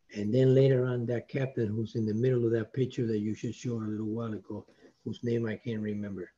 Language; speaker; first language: English; non-native, fluent; Spanish